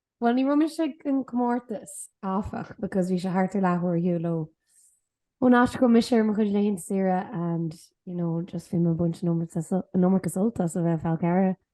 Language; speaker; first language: Irish; non-native, local second language; English